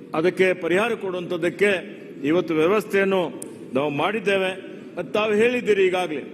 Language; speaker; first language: Kannada; native; Kannada